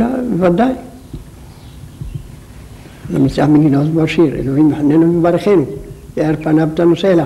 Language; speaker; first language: Hebrew; non-native, local second language; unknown